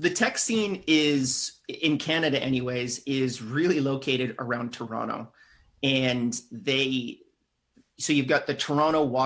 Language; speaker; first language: English; native; English